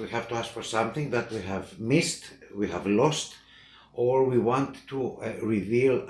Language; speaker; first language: English; non-native, fluent; Greek